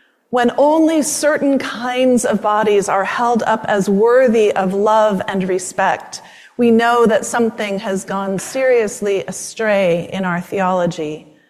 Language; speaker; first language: English; native; English